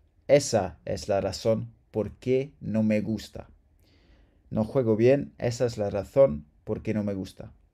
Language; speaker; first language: Spanish; non-native, fluent; English